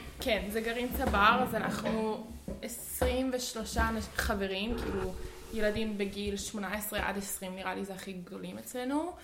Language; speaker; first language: Hebrew; early bilingual, heritage; Hebrew